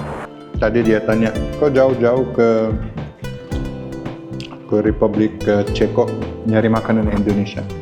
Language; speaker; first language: Indonesian; non-native, fluent; Arabic